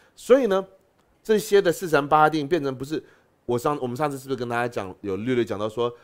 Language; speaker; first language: Chinese; native; Chinese